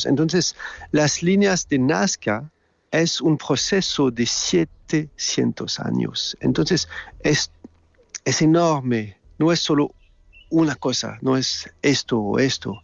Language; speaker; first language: Spanish; non-native, fluent; French